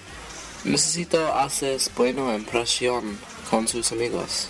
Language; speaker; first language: Spanish; non-native, learner; English